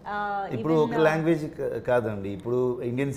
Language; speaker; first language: Telugu; non-native, learner; Kannada